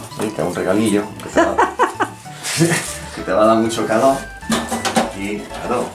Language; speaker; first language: Spanish; native; Spanish